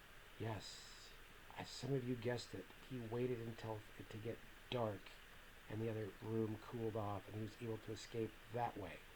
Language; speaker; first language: English; native; English